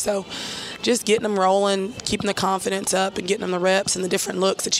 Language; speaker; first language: English; native; English